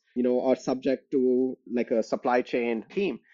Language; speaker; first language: English; non-native, local second language; Hindi